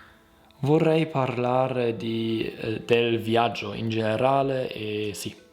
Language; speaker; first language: Italian; non-native, learner; German